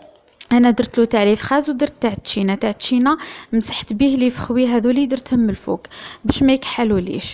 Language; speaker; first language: Arabic; native; Arabic